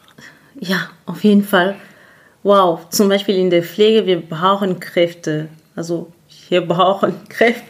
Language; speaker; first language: German; non-native, fluent; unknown